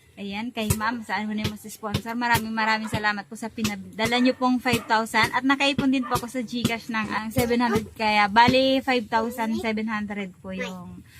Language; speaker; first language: Filipino; native; Filipino